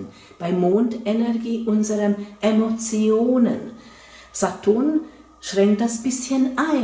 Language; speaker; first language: German; non-native, fluent; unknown